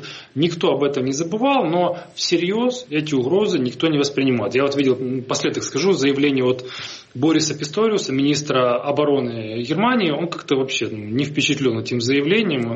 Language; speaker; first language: Russian; native; Russian